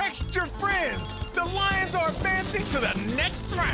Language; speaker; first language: English; native; English